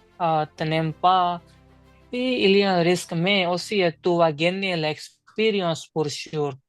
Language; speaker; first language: French; non-native, learner; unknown